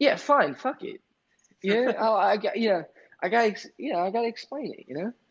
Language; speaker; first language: English; native; English